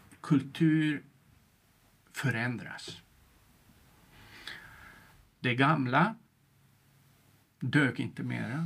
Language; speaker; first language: Swedish; non-native, local second language; Finnish